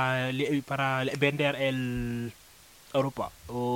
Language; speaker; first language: Spanish; non-native, learner; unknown